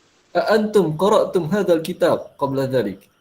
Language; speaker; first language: Arabic; non-native, fluent; Malay